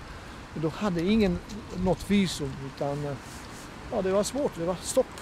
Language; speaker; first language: Swedish; non-native, fluent; Bosnian